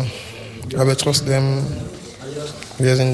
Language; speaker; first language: German; non-native, learner; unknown